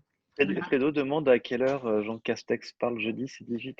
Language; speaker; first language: French; native; French